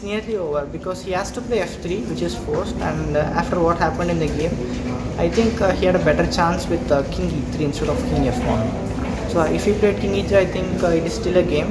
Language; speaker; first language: English; non-native, local second language; Tamil